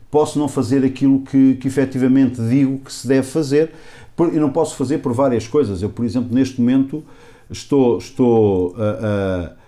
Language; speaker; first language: Portuguese; native; Portuguese